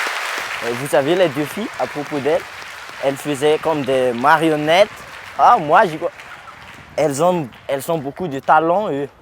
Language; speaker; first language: French; non-native, local second language; Malagasy